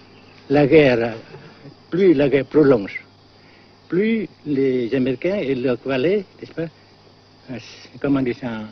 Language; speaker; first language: French; non-native, local second language; Vietnamese